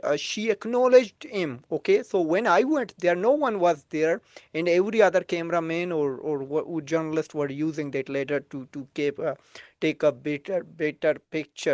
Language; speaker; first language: English; non-native, fluent; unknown